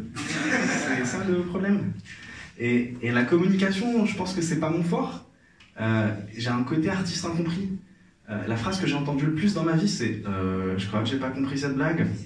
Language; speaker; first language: French; non-native, local second language; Arabic